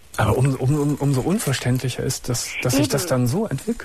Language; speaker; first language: German; native; German